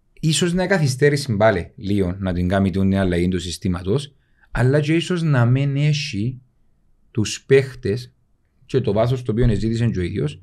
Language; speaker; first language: Greek; native; Greek